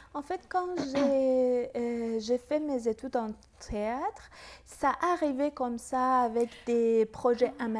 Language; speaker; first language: French; non-native, fluent; Persian